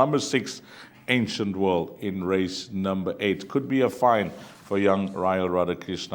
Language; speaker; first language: English; native; English